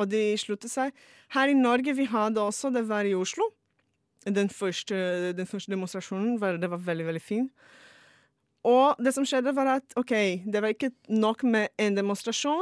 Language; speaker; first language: Norwegian; non-native, fluent; Portuguese